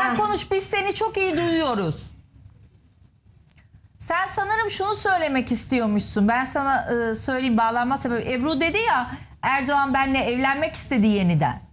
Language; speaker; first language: Turkish; native; Turkish